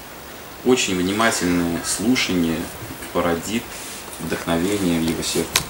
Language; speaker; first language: Russian; native; Russian